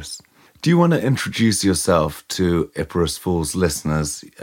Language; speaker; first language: English; native; English